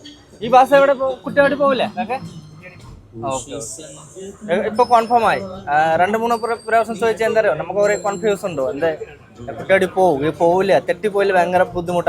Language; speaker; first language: Malayalam; non-native, learner; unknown